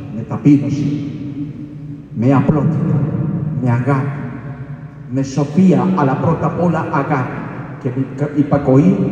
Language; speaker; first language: Greek; non-native, fluent; Spanish